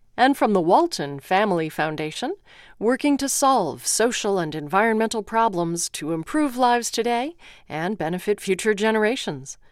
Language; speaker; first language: English; non-native, fluent; Ukrainian